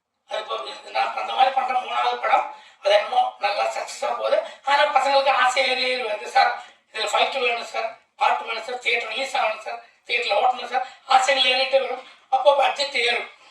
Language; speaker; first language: Tamil; non-native, local second language; Malayalam